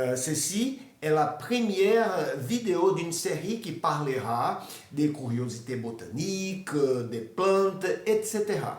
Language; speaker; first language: French; non-native, fluent; Portuguese